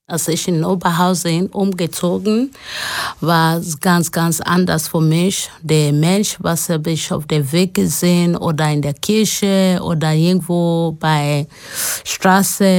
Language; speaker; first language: German; non-native, learner; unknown